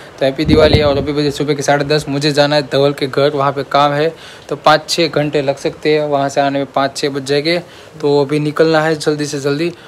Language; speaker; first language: Hindi; non-native, local second language; Gujarati